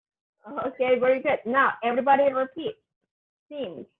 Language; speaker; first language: English; non-native, fluent; Spanish